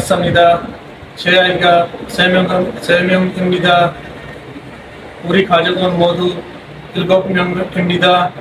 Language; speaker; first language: Korean; non-native, learner; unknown